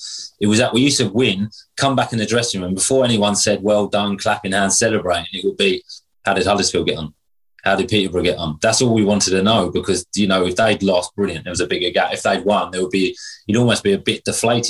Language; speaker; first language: English; native; English